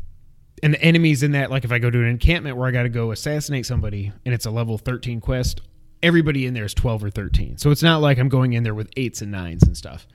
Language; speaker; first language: English; native; English